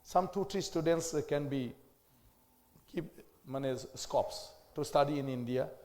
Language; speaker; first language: English; non-native, local second language; Assamese